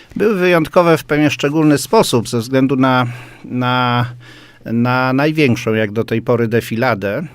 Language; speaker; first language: Polish; native; Polish